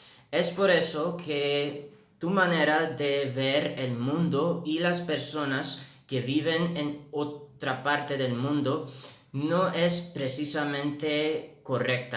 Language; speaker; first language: Spanish; non-native, fluent; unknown